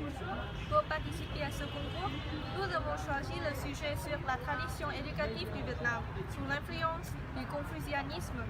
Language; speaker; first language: French; non-native, fluent; Vietnamese